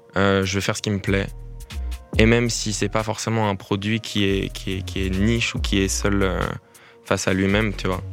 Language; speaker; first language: French; native; French